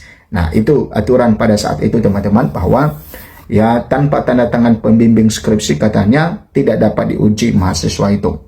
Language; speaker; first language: Indonesian; native; Indonesian